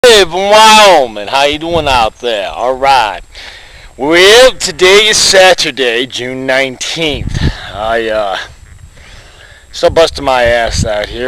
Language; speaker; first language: English; native; English